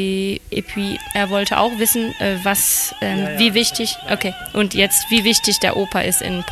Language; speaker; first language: German; non-native, learner; French